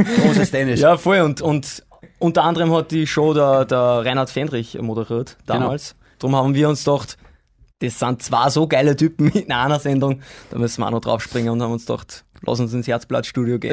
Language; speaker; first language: German; native; German